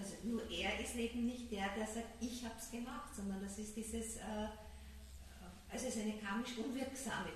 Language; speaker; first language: German; native; German